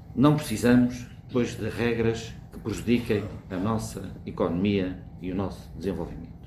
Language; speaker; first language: Portuguese; native; Portuguese